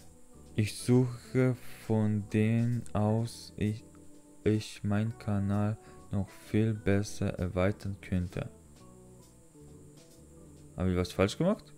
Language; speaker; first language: German; non-native, learner; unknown